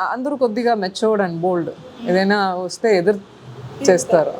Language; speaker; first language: Telugu; non-native, fluent; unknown